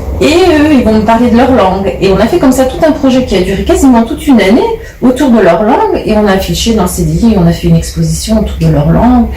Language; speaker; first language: French; native; French